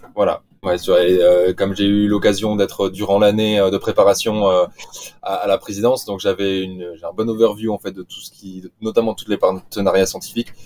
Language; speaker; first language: French; native; French